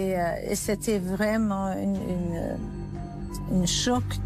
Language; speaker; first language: French; non-native, learner; Swedish